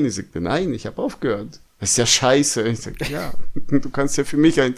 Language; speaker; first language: German; non-native, fluent; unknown